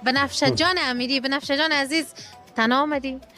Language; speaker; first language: Persian; native; Persian